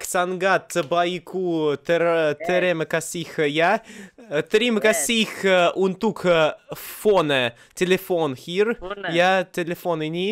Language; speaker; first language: Indonesian; non-native, learner; Russian